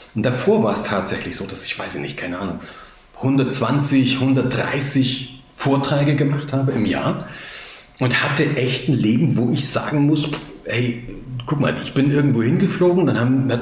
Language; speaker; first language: German; native; German